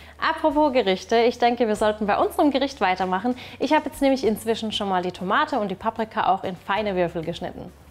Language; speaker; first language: German; early bilingual, other home language; Turkish